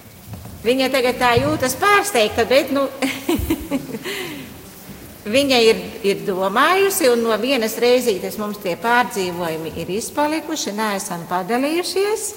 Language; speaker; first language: Latvian; native; Latvian